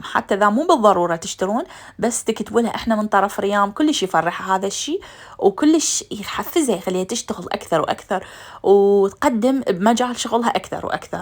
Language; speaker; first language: Arabic; native; Arabic